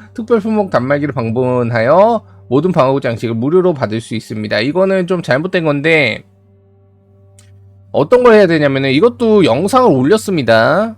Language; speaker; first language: Korean; native; Korean